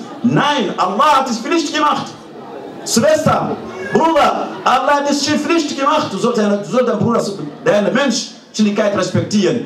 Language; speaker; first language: German; non-native, learner; Fula